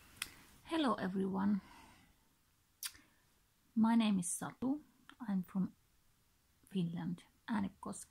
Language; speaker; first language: English; non-native, learner; Finnish